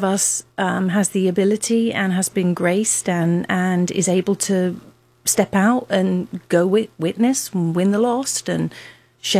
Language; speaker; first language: English; native; English